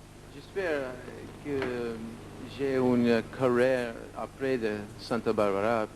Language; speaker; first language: French; non-native, learner; Spanish